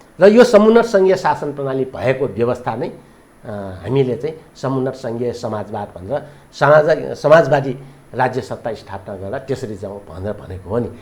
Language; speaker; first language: Nepali; non-native, local second language; Newari